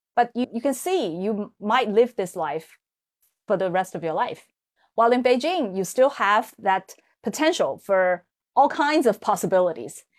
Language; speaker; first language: English; non-native, fluent; Chinese